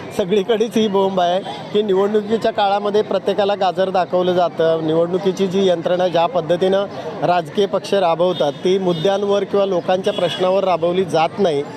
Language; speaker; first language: Marathi; native; Marathi